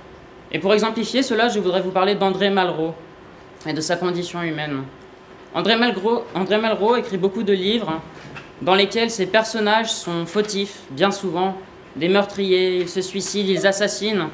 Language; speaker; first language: French; native; French